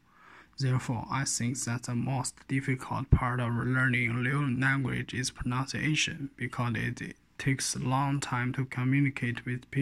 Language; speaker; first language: English; non-native, learner; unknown